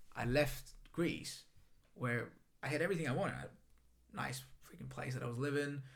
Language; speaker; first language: English; non-native, fluent; Greek